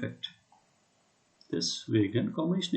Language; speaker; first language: German; non-native, fluent; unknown